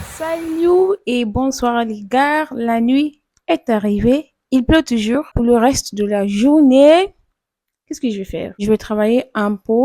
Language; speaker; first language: French; non-native, learner; English